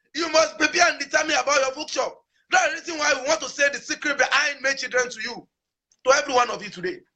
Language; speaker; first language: English; non-native, local second language; Yoruba